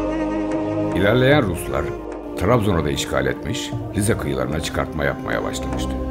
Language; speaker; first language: Turkish; native; Turkish